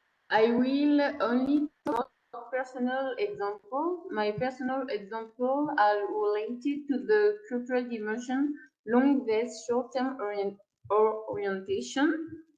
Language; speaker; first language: English; non-native, learner; French